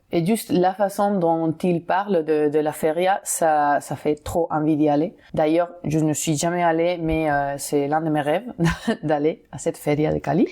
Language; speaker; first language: French; non-native, fluent; Spanish